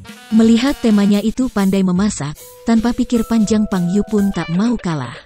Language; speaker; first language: Indonesian; native; Indonesian